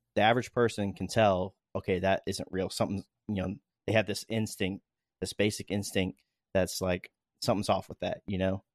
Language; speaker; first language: English; native; English